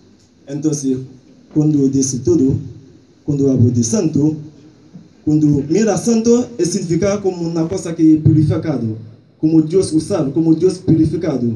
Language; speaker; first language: Spanish; non-native, learner; Haitian Creole